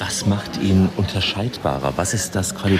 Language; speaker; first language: German; native; German